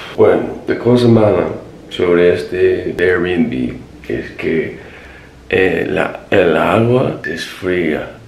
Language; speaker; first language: Spanish; non-native, fluent; English